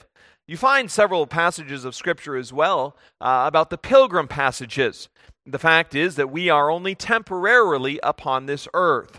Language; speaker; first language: English; native; English